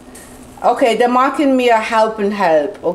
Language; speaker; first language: German; non-native, learner; English